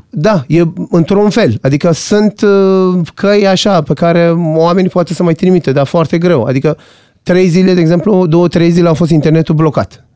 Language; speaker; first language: Romanian; non-native, fluent; Persian